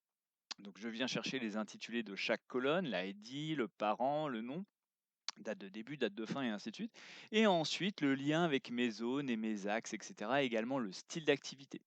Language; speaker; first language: French; native; French